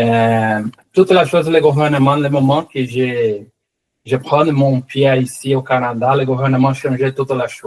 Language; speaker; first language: French; non-native, learner; Portuguese